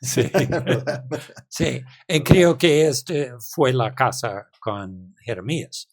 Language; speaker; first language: Spanish; non-native, learner; English